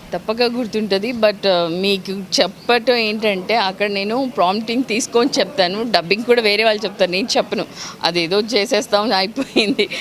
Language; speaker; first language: Telugu; non-native, local second language; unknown